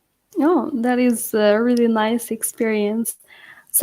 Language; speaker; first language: English; non-native, fluent; Arabic